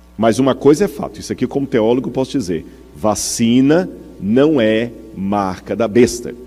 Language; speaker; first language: Portuguese; native; Portuguese